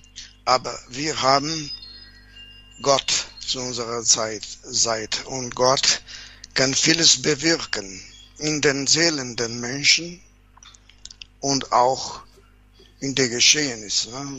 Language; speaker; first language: German; non-native, fluent; Portuguese